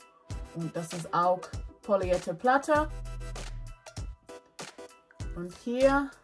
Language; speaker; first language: German; non-native, learner; English